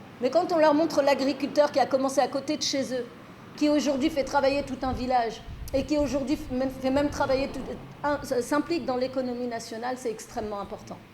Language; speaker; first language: French; early bilingual, other home language; Fula